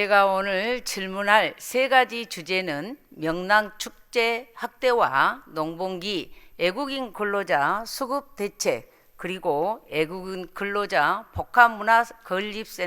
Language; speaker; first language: Korean; native; Korean